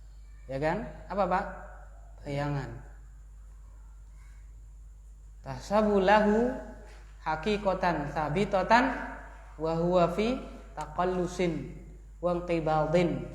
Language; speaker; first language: Indonesian; native; Indonesian